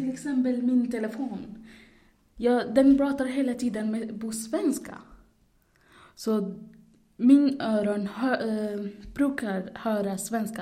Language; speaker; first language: Swedish; non-native, learner; Arabic